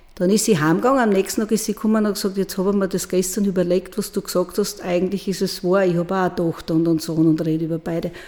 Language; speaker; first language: German; native; German